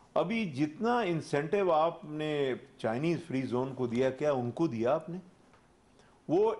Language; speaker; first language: Urdu; non-native, local second language; Pashto